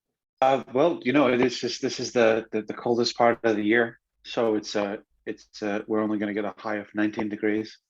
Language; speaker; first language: English; native; English